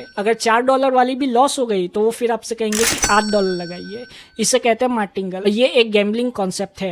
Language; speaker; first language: Hindi; native; Hindi